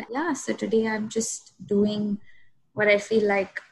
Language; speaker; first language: English; non-native, local second language; Hindi